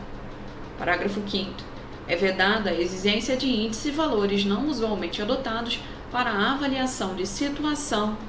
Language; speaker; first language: Portuguese; native; Portuguese